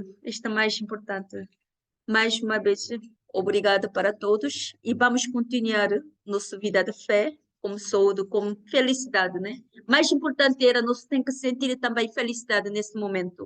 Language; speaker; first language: Portuguese; non-native, learner; Korean